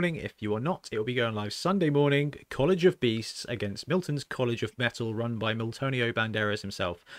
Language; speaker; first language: English; native; English